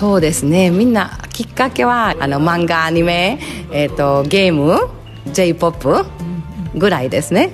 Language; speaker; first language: Japanese; non-native, fluent; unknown